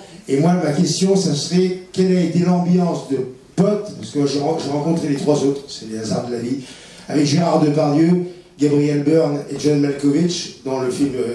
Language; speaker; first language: French; native; French